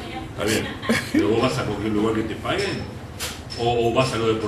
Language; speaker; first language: Spanish; native; Spanish